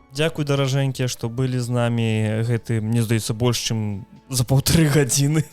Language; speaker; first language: Belarusian; non-native, local second language; Russian